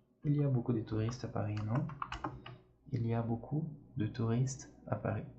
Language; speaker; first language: French; non-native, fluent; Portuguese